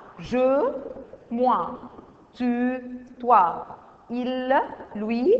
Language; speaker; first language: French; non-native, fluent; Arabic